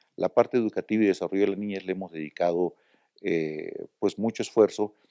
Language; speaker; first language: Spanish; native; Spanish